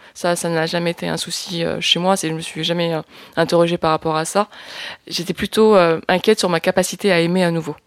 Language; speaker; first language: French; early bilingual, other home language; Lao